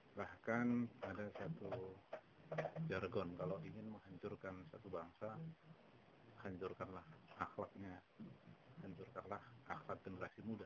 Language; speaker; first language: Indonesian; native; Indonesian